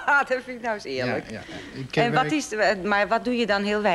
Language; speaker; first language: Dutch; native; Dutch